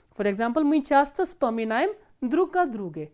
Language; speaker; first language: Russian; non-native, fluent; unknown